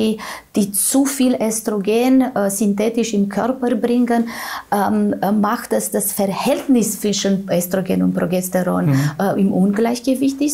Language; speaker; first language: German; non-native, fluent; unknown